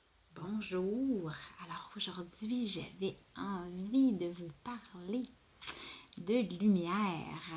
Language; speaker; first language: French; native; French